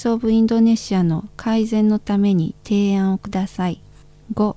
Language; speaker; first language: Japanese; non-native, fluent; Indonesian